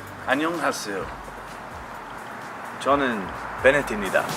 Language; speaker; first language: Korean; non-native, learner; English